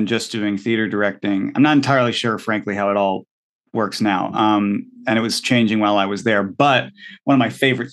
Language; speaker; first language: English; native; English